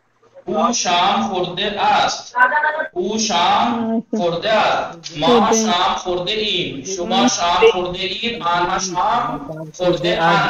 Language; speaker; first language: Persian; non-native, fluent; Urdu